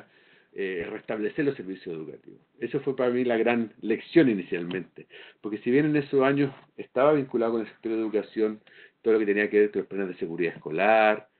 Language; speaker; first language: Spanish; native; Spanish